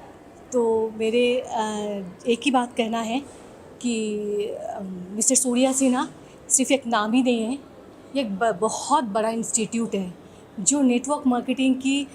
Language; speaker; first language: Hindi; non-native, local second language; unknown